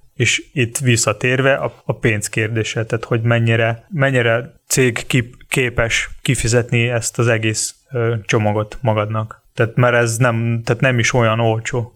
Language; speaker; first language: Hungarian; non-native, fluent; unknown